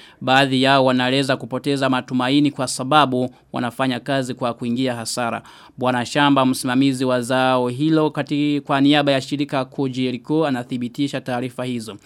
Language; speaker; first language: Swahili; non-native, local second language; Rundi